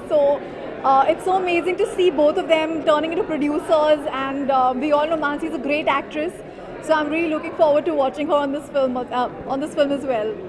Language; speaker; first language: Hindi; non-native, local second language; Gujarati